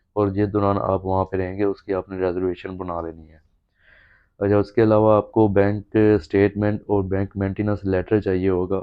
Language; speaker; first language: Urdu; non-native, local second language; Punjabi